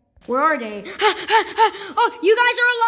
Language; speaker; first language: English; native; English